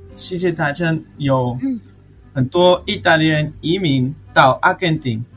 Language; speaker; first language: Chinese; non-native, learner; Spanish